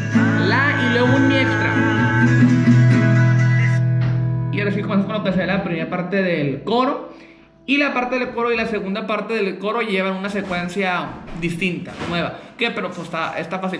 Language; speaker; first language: Spanish; native; Spanish